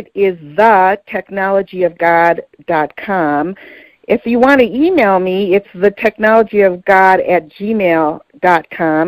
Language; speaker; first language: English; native; English